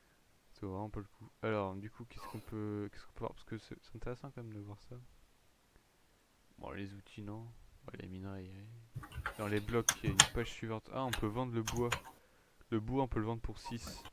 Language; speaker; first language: French; native; French